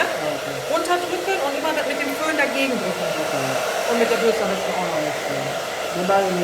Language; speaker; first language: German; native; German